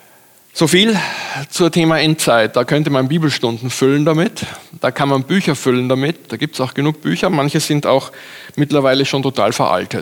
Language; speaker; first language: German; native; German